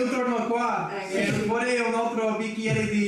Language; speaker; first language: Italian; non-native, learner; English